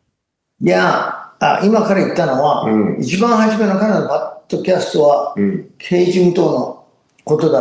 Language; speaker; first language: Japanese; non-native, fluent; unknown